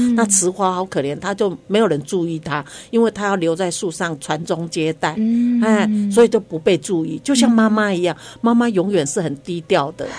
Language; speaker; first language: Chinese; non-native, local second language; Hakka Chinese